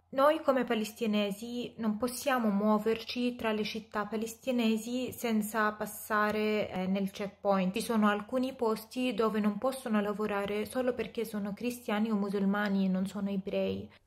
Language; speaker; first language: Italian; non-native, fluent; Arabic